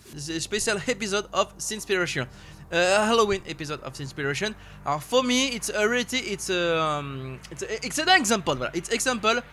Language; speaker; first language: English; non-native, learner; French